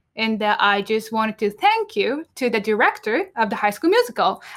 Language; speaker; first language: English; non-native, learner; Japanese